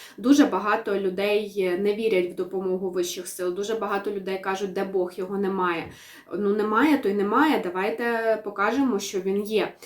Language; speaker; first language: Ukrainian; non-native, local second language; Russian